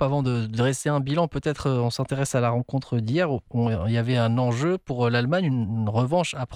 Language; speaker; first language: French; non-native, local second language; Arabic